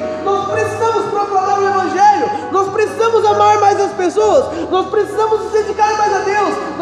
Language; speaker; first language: Portuguese; native; Portuguese